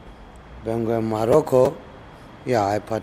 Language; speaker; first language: Spanish; non-native, learner; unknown